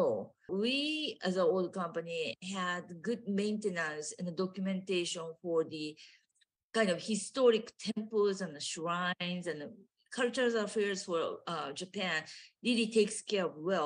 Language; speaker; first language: English; non-native, fluent; Japanese